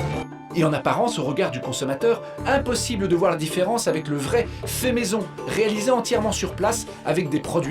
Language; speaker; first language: French; native; French